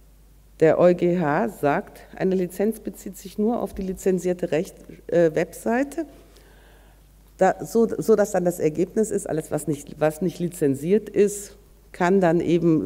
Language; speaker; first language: German; native; German